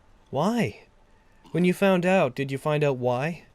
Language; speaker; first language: English; native; English